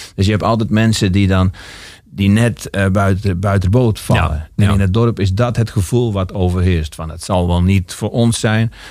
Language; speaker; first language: Dutch; native; Dutch